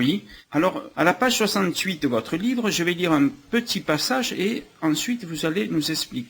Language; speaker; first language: French; native; French